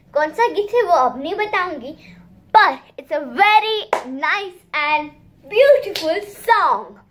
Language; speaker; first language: Hindi; non-native, local second language; Gujarati